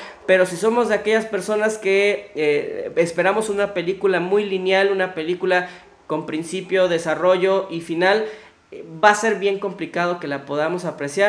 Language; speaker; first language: Spanish; native; Spanish